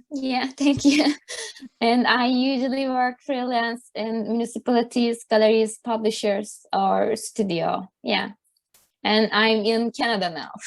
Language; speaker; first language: English; non-native, learner; Turkish